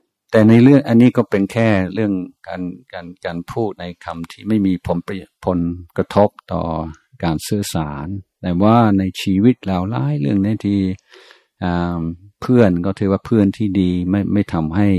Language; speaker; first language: Thai; non-native, fluent; English